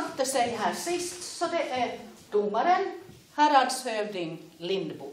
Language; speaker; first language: Swedish; native; Swedish